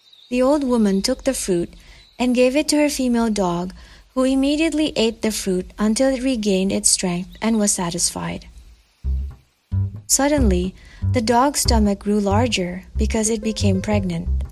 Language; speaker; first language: English; non-native, fluent; Indonesian